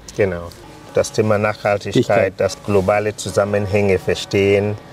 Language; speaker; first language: German; non-native, fluent; English